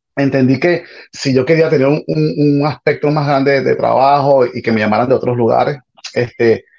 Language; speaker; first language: Spanish; native; Spanish